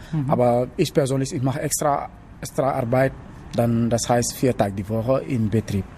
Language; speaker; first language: German; non-native, learner; Wolof